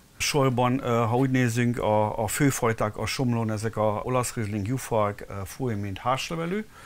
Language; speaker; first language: Hungarian; early bilingual, heritage; German